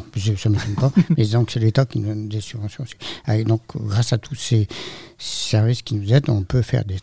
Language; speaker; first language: French; native; French